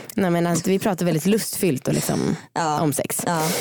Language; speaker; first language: Swedish; native; Swedish